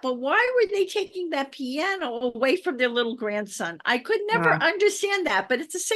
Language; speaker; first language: English; native; English